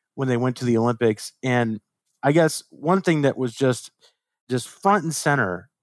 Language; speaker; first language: English; native; English